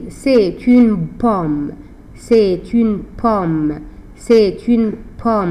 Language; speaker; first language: French; non-native, fluent; Arabic